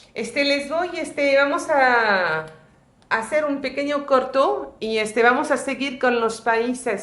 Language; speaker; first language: Spanish; non-native, fluent; French